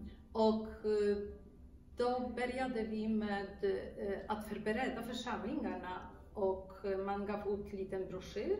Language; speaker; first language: Swedish; non-native, fluent; Polish